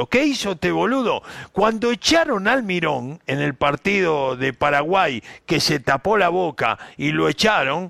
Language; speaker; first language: Spanish; native; Spanish